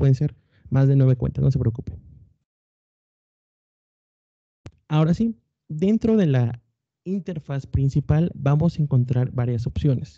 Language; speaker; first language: Spanish; native; Spanish